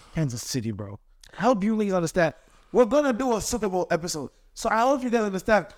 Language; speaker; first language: English; non-native, local second language; Swahili